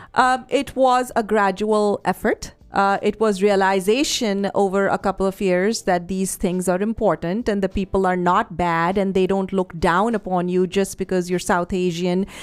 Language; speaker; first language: English; non-native, local second language; Punjabi